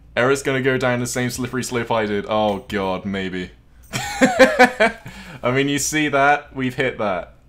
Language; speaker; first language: English; native; English